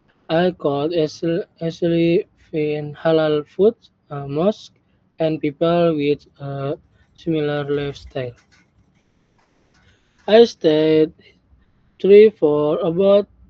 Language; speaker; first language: English; non-native, learner; Indonesian